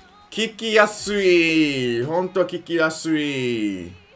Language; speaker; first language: Japanese; non-native, learner; English